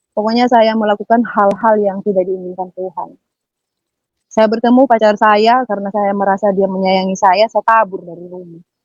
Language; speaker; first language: Indonesian; native; Indonesian